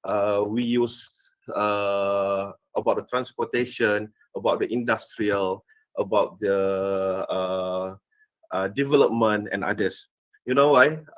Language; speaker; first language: English; non-native, fluent; Malay